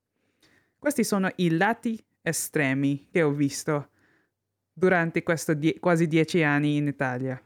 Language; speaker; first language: Italian; non-native, learner; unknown